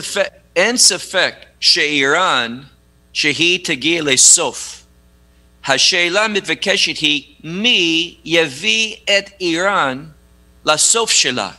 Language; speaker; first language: Hebrew; non-native, fluent; English